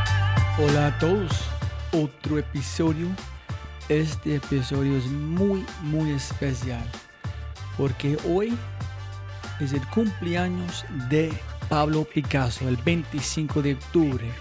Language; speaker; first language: Spanish; non-native, fluent; English